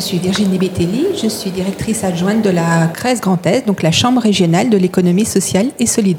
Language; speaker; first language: French; native; French